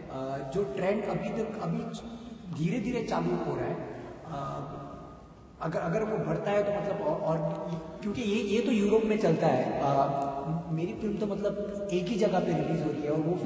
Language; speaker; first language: Hindi; non-native, local second language; Konkani